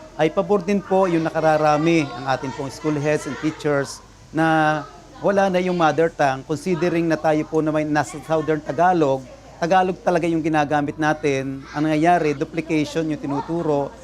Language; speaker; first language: Filipino; native; Filipino